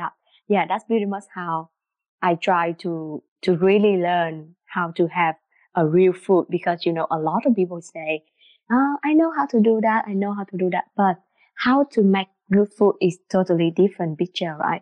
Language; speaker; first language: English; non-native, learner; Vietnamese